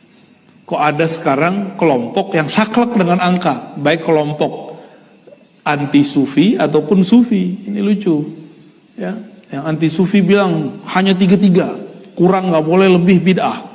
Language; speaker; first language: Indonesian; native; Indonesian